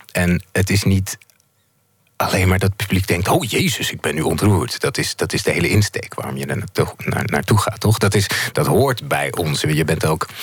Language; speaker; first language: Dutch; native; Dutch